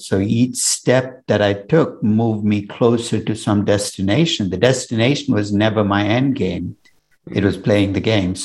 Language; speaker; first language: English; non-native, local second language; Tamil